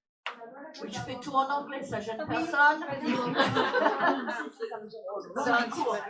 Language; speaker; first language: French; non-native, fluent; English